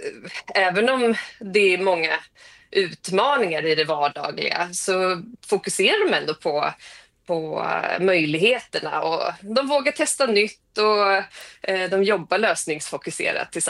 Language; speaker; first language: Swedish; native; Swedish